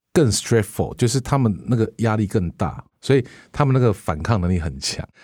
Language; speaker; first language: Chinese; native; Chinese